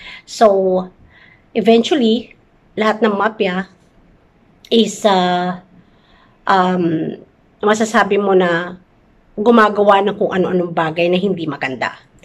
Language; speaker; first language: Filipino; native; Filipino